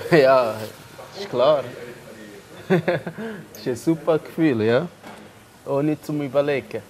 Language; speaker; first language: German; early bilingual, other home language; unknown